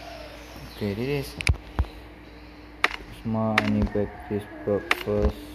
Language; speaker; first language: English; non-native, learner; Indonesian